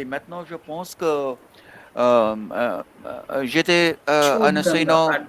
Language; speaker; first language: French; non-native, fluent; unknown